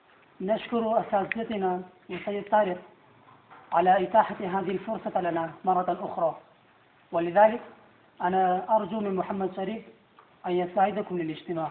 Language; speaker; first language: Arabic; non-native, learner; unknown